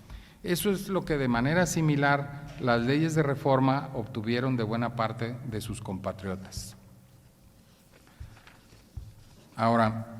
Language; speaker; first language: Spanish; native; Spanish